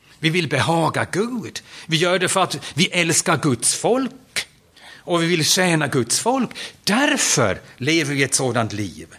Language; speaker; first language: Swedish; non-native, fluent; German